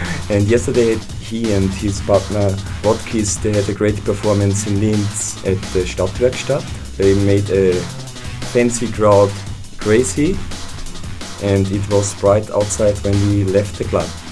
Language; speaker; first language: English; non-native, fluent; German